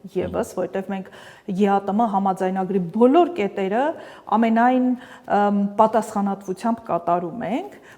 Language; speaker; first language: Armenian; native; Armenian